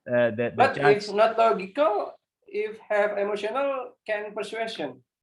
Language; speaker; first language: English; non-native, learner; Indonesian